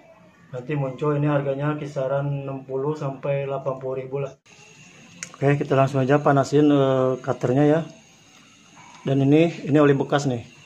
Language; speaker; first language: Indonesian; native; Indonesian